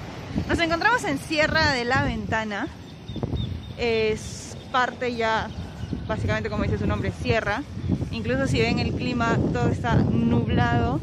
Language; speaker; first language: Spanish; native; Spanish